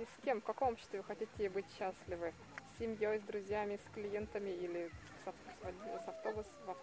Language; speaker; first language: Russian; native; Russian